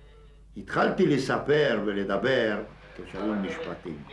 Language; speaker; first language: Hebrew; non-native, fluent; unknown